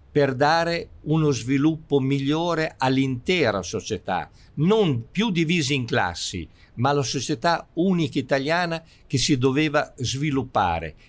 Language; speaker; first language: Italian; native; Italian